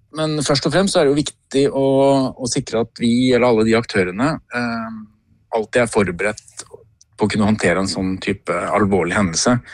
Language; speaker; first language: Norwegian; native; Norwegian